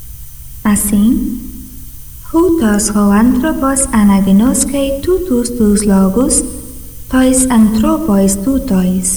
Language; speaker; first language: Greek; non-native, fluent; Portuguese